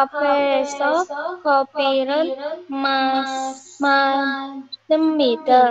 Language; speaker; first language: Korean; non-native, learner; Indonesian